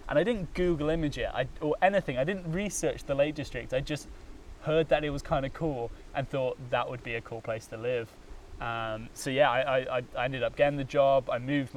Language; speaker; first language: English; native; English